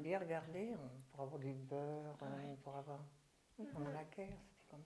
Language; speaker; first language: French; early bilingual, other home language; German